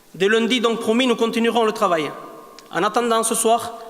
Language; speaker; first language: French; native; French